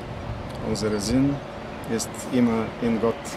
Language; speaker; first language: German; non-native, fluent; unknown